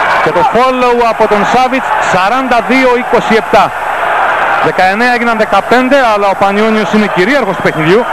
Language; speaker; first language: Greek; native; Greek